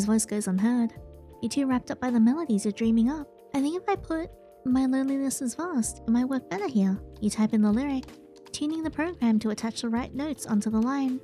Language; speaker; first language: English; native; English